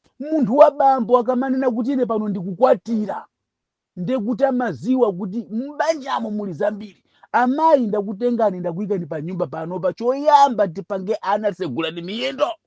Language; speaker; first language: Nyanja; non-native, local second language; Tumbuka